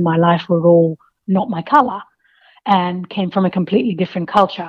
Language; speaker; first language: English; native; English